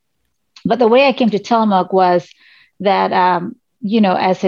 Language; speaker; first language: English; non-native, local second language; Tamil